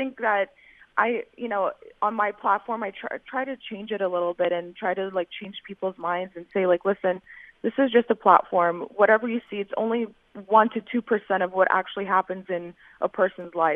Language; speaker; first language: English; native; English